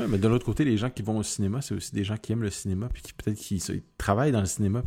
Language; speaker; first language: French; native; French